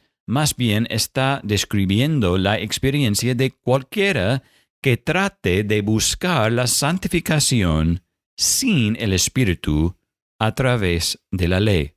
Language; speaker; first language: Spanish; non-native, fluent; English